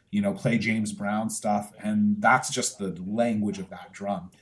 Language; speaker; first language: English; native; English